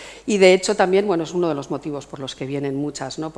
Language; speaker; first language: Spanish; native; Spanish